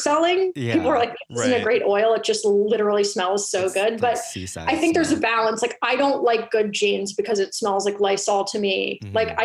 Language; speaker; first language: English; native; English